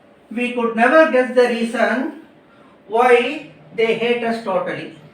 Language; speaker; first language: English; non-native, local second language; Tamil